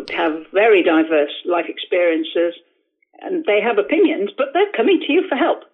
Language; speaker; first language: English; native; English